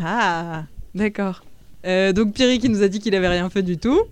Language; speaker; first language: French; native; French